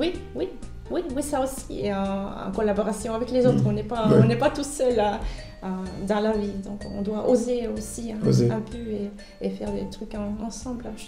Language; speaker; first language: French; non-native, fluent; Finnish